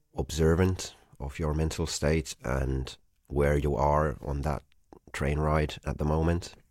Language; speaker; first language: English; non-native, fluent; Finnish